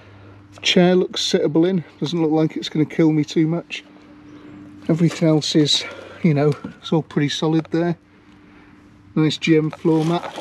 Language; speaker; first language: English; native; English